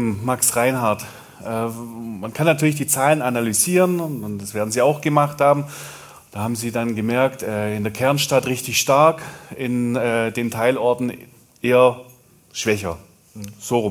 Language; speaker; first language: German; native; German